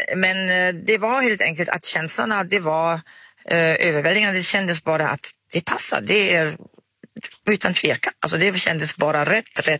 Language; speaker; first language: Swedish; non-native, fluent; German